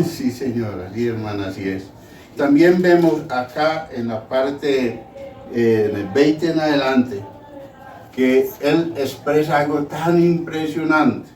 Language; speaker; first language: Spanish; native; Spanish